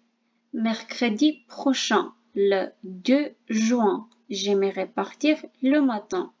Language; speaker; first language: French; non-native, fluent; Armenian